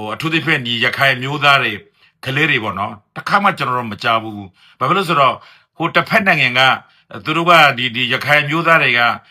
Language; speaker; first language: Burmese; non-native, local second language; Rohingya